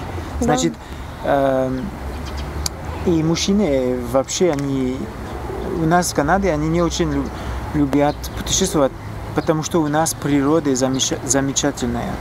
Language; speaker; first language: Russian; non-native, fluent; French